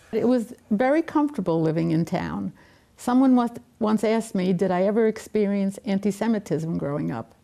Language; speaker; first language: English; native; English